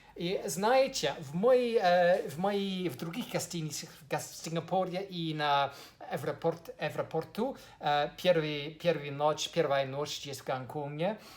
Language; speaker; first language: Russian; non-native, fluent; English